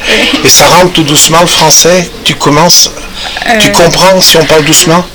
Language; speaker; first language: French; native; French